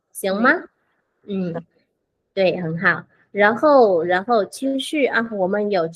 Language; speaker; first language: Chinese; non-native, fluent; Vietnamese